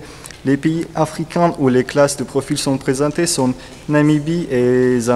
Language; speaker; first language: French; non-native, learner; Russian